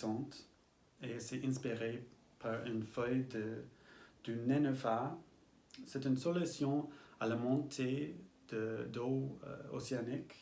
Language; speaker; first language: French; non-native, learner; English